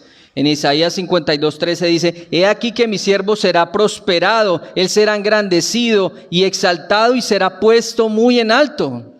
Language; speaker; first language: Spanish; native; Spanish